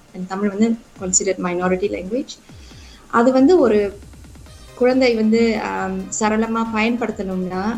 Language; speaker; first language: Tamil; native; Tamil